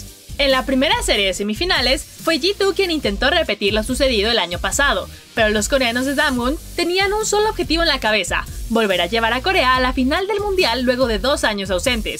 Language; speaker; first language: Spanish; native; Spanish